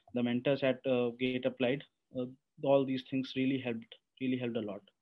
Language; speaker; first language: English; non-native, local second language; Hindi